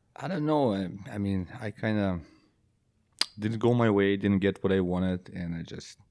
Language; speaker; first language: English; non-native, fluent; Belarusian